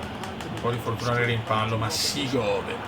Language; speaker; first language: Italian; native; Italian